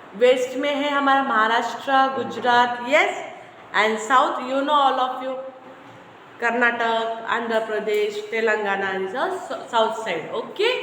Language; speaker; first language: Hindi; non-native, local second language; Marathi